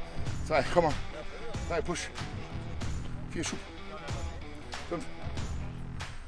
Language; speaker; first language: German; native; German